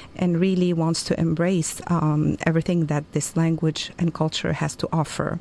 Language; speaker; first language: English; non-native, fluent; Arabic